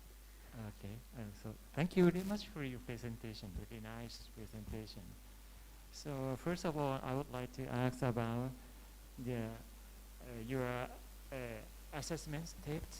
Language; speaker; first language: English; non-native, fluent; Thai